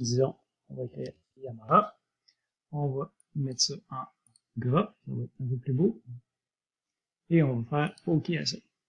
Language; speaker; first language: French; native; French